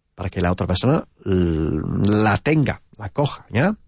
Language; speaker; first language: Spanish; non-native, fluent; English